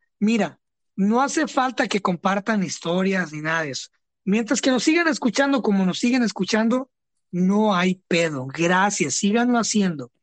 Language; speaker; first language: Spanish; early bilingual, heritage; Spanish